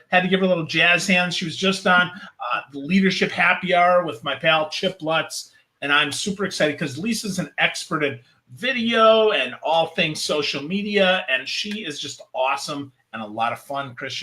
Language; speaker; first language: English; native; English